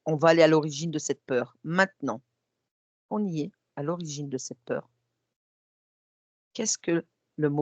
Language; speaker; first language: French; native; French